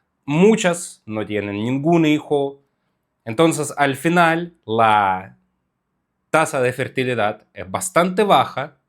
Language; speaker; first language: Spanish; non-native, fluent; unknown